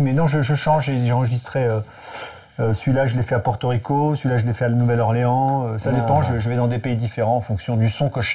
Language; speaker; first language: French; native; French